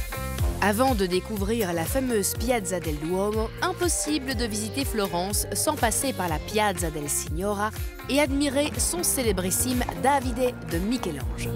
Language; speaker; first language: French; native; French